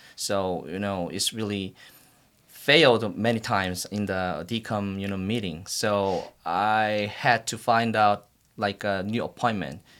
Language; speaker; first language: English; non-native, fluent; Korean